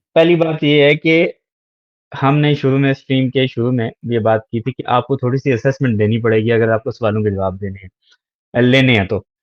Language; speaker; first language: Urdu; native; Urdu